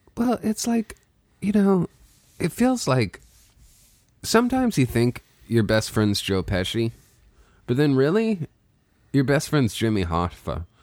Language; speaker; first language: English; native; English